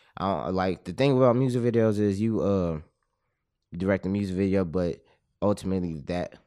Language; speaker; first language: English; native; English